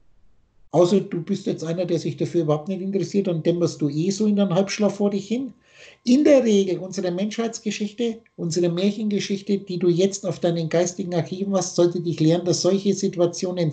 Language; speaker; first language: German; native; German